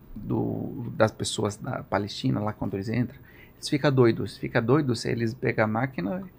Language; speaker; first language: Portuguese; non-native, learner; Arabic